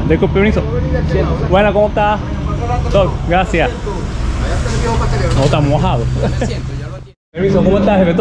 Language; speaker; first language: Spanish; non-native, learner; Japanese